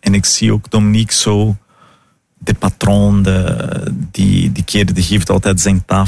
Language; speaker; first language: Dutch; non-native, fluent; Portuguese